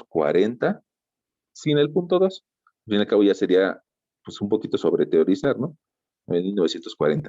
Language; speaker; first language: Spanish; native; Spanish